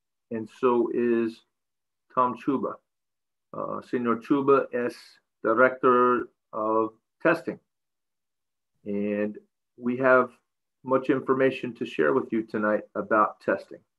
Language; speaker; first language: English; native; English